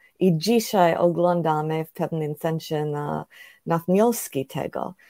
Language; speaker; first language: Polish; non-native, fluent; English